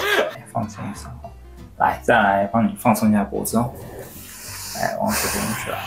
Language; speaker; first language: Chinese; native; Chinese